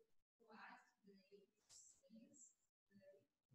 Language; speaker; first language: English; non-native, learner; Portuguese